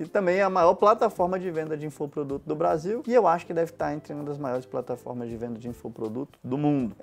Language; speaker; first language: Portuguese; native; Portuguese